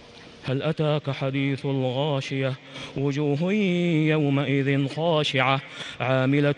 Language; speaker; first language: Arabic; native; Arabic